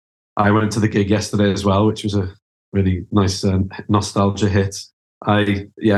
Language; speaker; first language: English; native; English